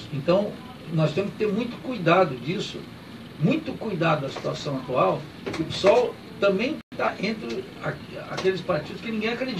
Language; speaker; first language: Portuguese; native; Portuguese